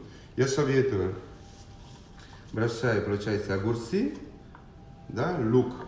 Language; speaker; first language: Russian; non-native, learner; Italian